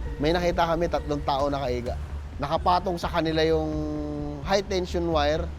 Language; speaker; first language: Filipino; native; Filipino